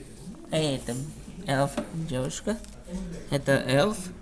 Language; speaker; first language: Russian; non-native, learner; Italian